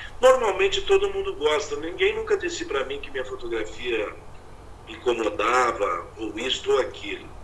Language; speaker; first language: Portuguese; native; Portuguese